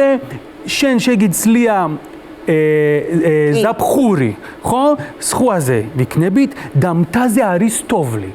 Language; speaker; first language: Georgian; non-native, learner; Hebrew